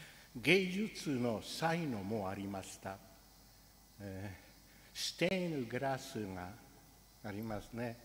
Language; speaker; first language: Japanese; non-native, fluent; Spanish